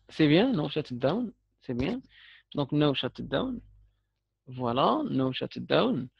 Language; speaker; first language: French; non-native, local second language; Arabic